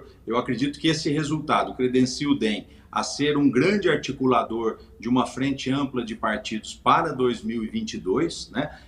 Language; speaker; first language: Portuguese; native; Portuguese